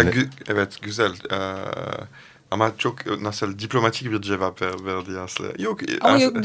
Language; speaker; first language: Turkish; non-native, fluent; French